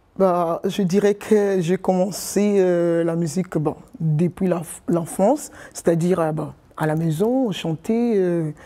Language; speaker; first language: French; non-native, local second language; Lingala